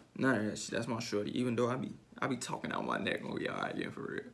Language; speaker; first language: English; native; English